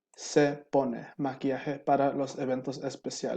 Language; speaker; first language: Spanish; non-native, fluent; English